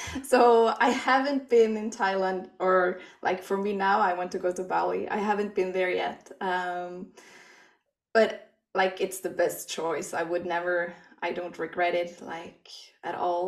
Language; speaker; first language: English; non-native, fluent; Swedish